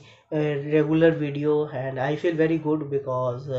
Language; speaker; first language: English; non-native, learner; Bangla